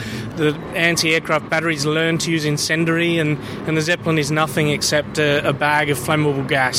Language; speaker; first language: English; native; English